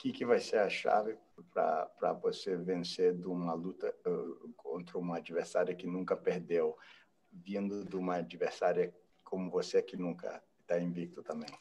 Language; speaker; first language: Portuguese; non-native, fluent; English